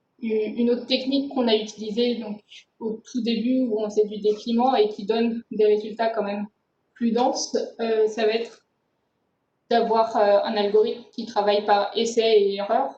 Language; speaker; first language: French; native; French